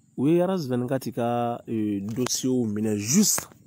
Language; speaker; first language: French; non-native, local second language; Bambara